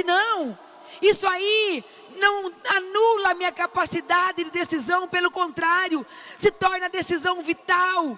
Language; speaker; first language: Portuguese; native; Portuguese